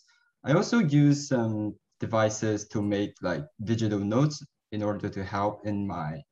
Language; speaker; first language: English; non-native, local second language; Cantonese